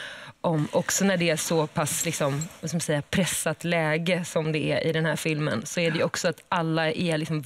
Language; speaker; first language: Swedish; native; Swedish